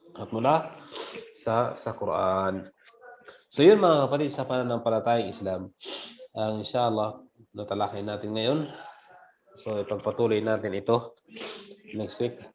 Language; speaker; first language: Filipino; non-native, local second language; Cebuano